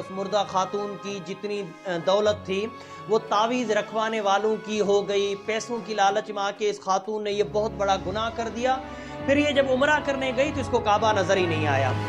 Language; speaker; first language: Hindi; native; Hindi